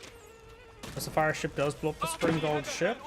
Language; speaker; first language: English; native; English